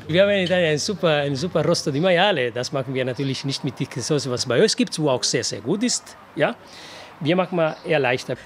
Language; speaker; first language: German; non-native, fluent; Italian